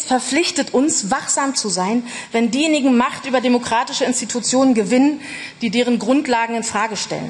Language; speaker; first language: German; native; German